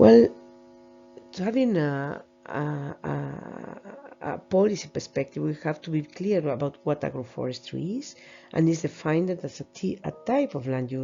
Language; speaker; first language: English; non-native, fluent; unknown